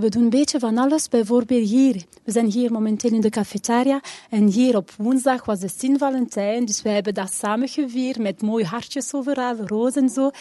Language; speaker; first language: Dutch; non-native, local second language; French